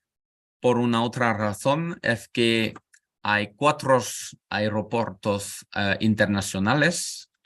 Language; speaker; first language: Spanish; non-native, learner; French